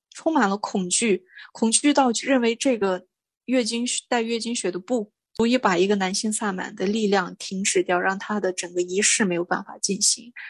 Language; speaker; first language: Chinese; non-native, local second language; Mongolian